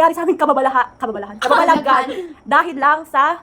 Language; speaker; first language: Filipino; native; Filipino